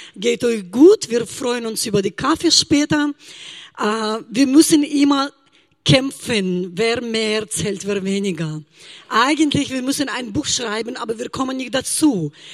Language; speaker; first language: German; non-native, fluent; Russian